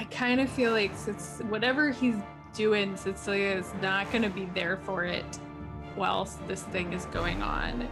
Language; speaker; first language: English; native; English